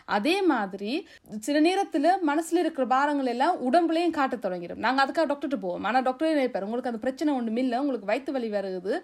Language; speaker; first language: Tamil; early bilingual, heritage; Tamil